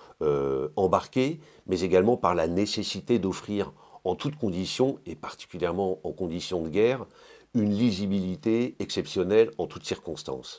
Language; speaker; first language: French; native; French